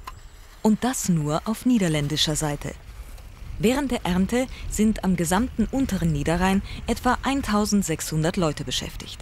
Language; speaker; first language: German; native; German